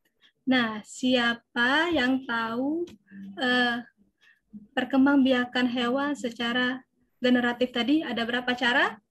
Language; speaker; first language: Indonesian; native; Indonesian